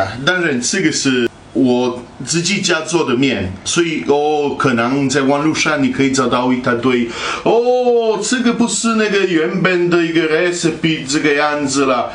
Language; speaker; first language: Chinese; non-native, fluent; Italian